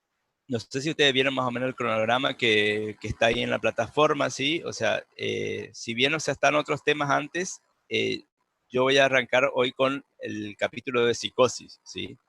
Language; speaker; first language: Spanish; native; Spanish